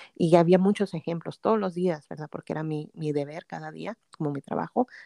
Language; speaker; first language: Spanish; native; Spanish